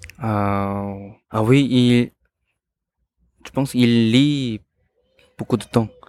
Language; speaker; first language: French; non-native, learner; Korean